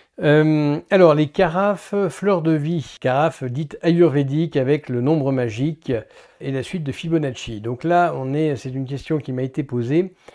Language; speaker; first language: French; native; French